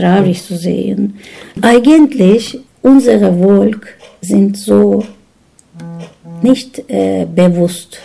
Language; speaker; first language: German; non-native, learner; Turkish